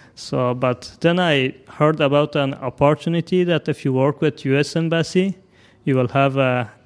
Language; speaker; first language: English; non-native, fluent; Persian